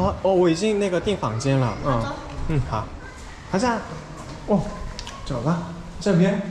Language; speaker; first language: Chinese; non-native, fluent; Korean